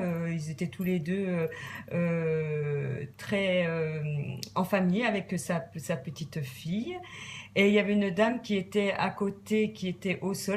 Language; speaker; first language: French; native; French